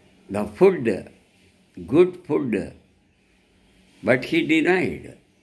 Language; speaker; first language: English; non-native, local second language; Telugu